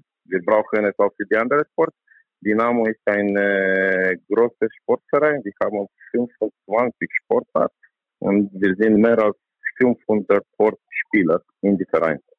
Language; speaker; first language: German; non-native, learner; Romanian